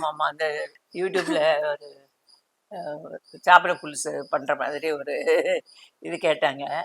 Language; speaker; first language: Tamil; non-native, local second language; Telugu